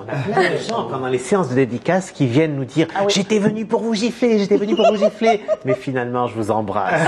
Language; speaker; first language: French; native; French